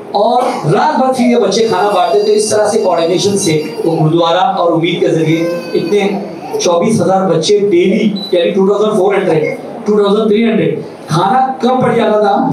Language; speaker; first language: Hindi; native; Hindi